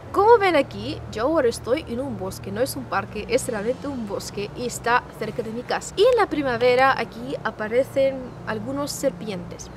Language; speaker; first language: Spanish; non-native, fluent; Russian